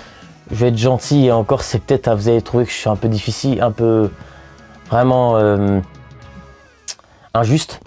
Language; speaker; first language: French; native; French